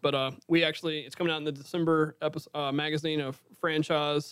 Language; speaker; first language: English; native; English